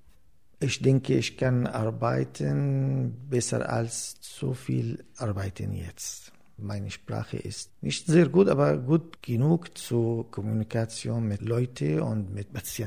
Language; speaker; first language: German; non-native, learner; Arabic